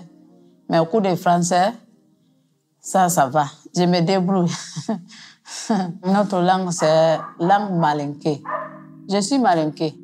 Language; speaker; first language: French; non-native, local second language; Mandingo